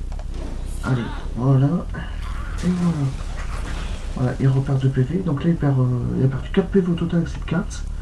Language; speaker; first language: French; native; French